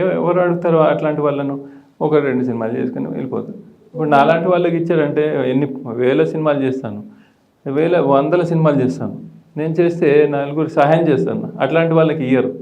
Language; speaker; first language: Telugu; non-native, local second language; Lambadi